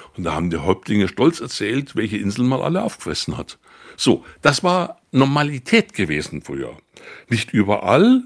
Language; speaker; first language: German; native; German